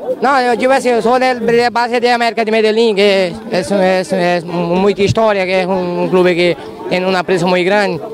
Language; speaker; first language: Portuguese; non-native, learner; Spanish